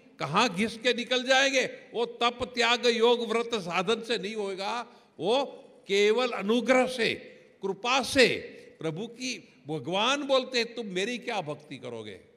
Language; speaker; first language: Hindi; non-native, local second language; Gujarati